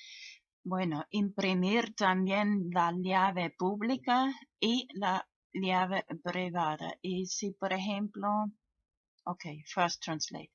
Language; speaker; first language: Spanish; non-native, fluent; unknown